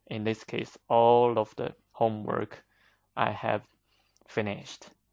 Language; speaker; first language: English; non-native, fluent; Chinese